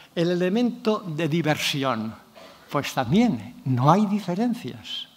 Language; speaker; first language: Spanish; non-native, local second language; Catalan